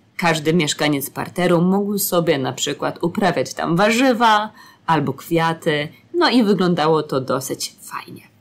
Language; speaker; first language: Polish; native; Polish